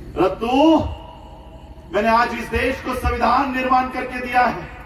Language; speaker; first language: Hindi; non-native, local second language; Marathi